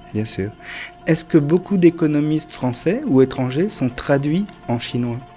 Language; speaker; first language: French; native; French